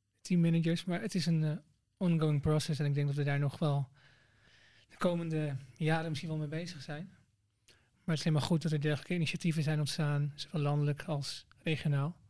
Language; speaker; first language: Dutch; native; Dutch